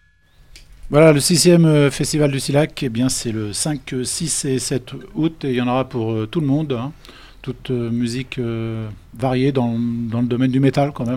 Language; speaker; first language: French; native; French